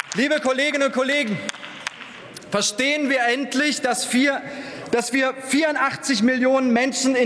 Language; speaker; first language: German; early bilingual, other home language; Turkish